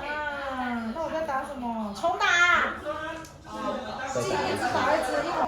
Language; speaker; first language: Chinese; native; Chinese